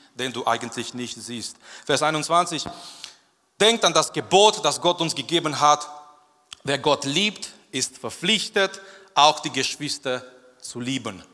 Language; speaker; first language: German; non-native, fluent; Romanian